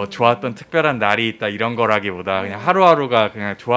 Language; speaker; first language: Korean; native; Korean